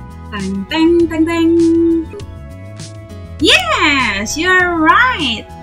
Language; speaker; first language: English; non-native, fluent; Indonesian